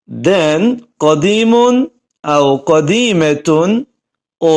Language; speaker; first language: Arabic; non-native, learner; Bangla